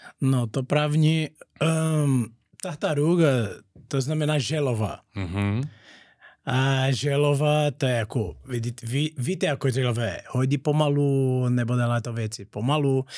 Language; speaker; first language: Czech; non-native, learner; Portuguese